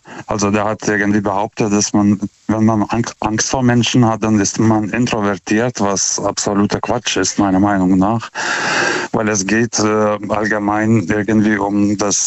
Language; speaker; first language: German; native; German